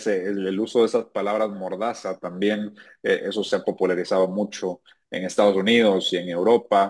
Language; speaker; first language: Spanish; native; Spanish